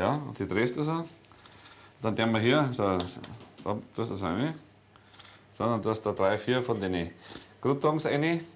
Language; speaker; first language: German; native; German